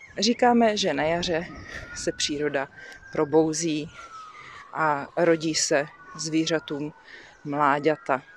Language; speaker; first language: Czech; native; Czech